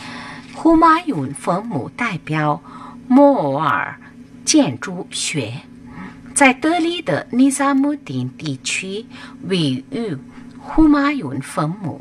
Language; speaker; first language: Chinese; non-native, learner; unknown